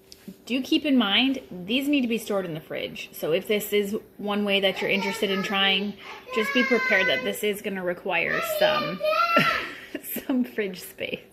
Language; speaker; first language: English; native; English